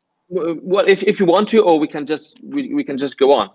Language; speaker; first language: English; non-native, fluent; Italian